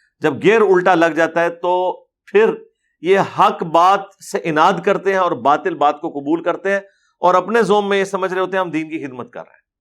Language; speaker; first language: Urdu; non-native, local second language; Punjabi